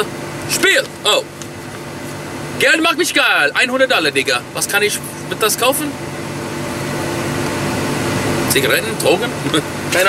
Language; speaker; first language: German; non-native, learner; English